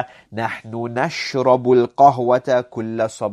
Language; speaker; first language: Arabic; non-native, fluent; English